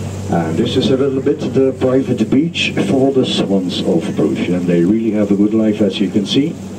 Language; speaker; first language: English; non-native, fluent; Dutch